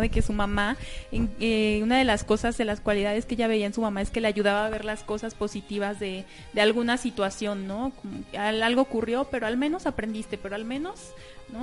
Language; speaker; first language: Spanish; native; Spanish